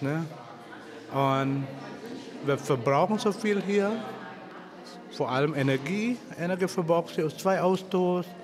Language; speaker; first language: German; non-native, fluent; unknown